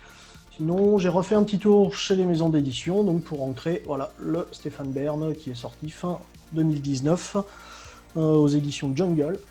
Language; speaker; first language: French; native; French